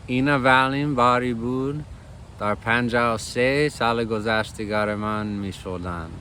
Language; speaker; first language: Persian; non-native, fluent; English